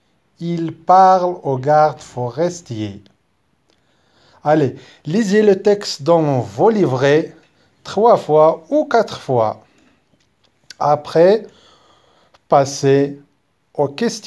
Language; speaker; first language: French; non-native, local second language; Arabic